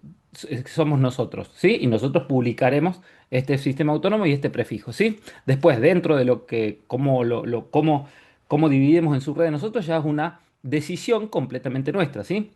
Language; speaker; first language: Spanish; native; Spanish